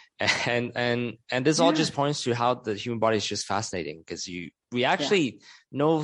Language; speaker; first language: English; non-native, local second language; Cantonese